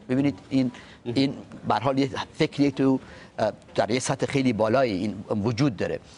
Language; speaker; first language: Persian; non-native, local second language; Talysh